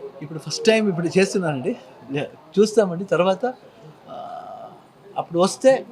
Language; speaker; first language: Telugu; non-native, learner; Kannada